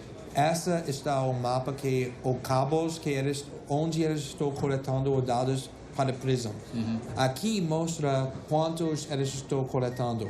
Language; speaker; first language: Portuguese; non-native, fluent; English